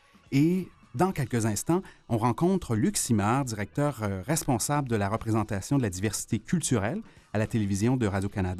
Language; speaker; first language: French; native; French